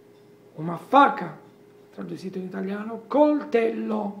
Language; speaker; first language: Portuguese; non-native, fluent; Italian